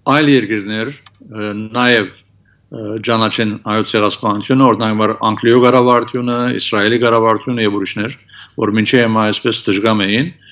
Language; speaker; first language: Armenian; early bilingual, heritage; Armenian